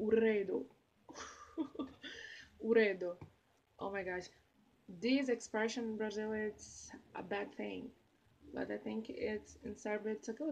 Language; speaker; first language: English; non-native, learner; Portuguese